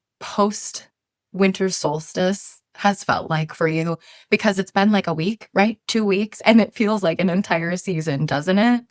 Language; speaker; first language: English; native; English